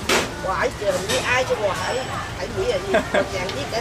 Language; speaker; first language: Chinese; non-native, local second language; Vietnamese